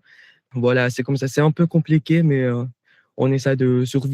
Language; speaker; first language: French; non-native, fluent; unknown